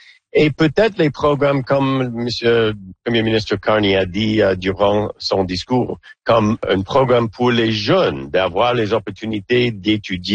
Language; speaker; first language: French; non-native, fluent; English